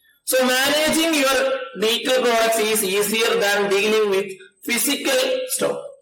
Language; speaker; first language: English; non-native, local second language; Malayalam